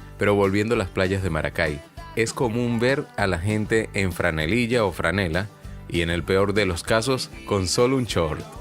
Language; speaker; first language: Spanish; native; Spanish